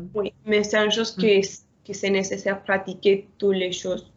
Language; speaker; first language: French; non-native, learner; Spanish